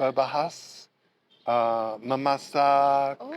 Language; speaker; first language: Indonesian; non-native, learner; English